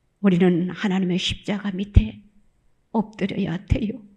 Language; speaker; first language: Korean; native; Korean